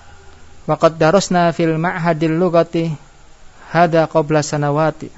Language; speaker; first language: Arabic; non-native, fluent; Indonesian